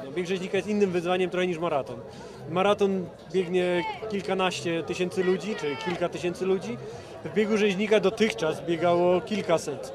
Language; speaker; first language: Polish; native; Polish